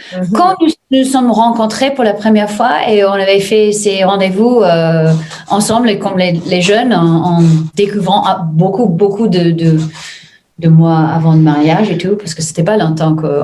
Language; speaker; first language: French; non-native, fluent; English